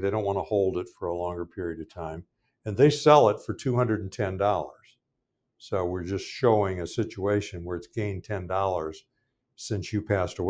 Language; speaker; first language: English; native; English